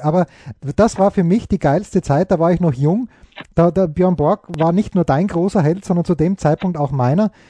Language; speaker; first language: German; native; German